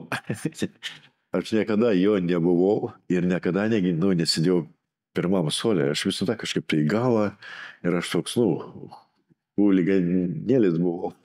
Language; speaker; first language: Lithuanian; non-native, local second language; Russian